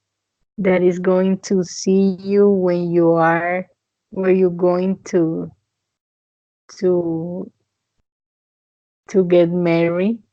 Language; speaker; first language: English; non-native, fluent; Spanish